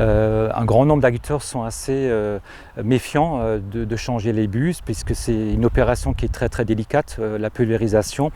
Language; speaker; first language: French; native; French